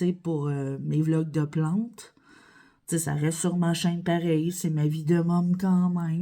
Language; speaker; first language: French; native; French